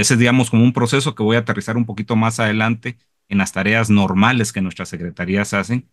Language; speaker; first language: Spanish; native; Spanish